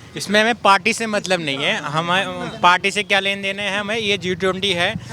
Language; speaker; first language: Hindi; native; Hindi